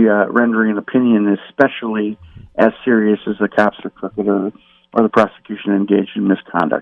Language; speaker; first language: English; native; English